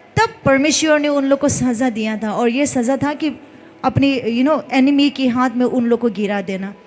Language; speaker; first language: Hindi; non-native, local second language; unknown